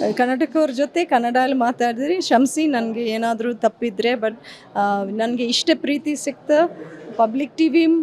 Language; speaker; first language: Kannada; early bilingual, heritage; English